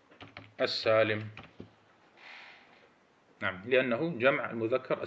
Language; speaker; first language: Arabic; early bilingual, heritage; Arabic